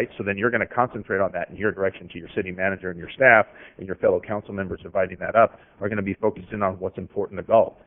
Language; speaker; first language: English; native; English